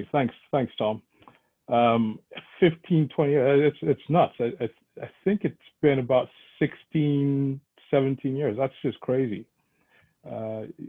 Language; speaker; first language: English; non-native, local second language; Yoruba